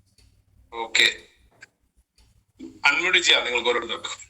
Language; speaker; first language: Malayalam; native; Malayalam